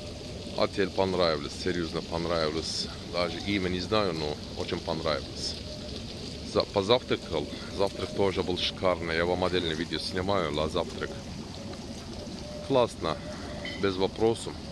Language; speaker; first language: Russian; non-native, learner; Turkish